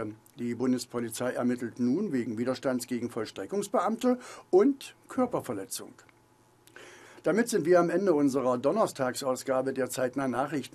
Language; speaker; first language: German; native; German